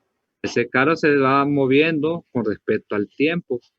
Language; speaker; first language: Spanish; native; Spanish